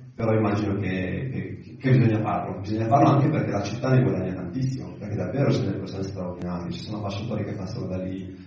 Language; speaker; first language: Italian; early bilingual, other home language; Arabic